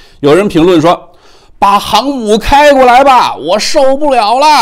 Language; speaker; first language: Chinese; native; Chinese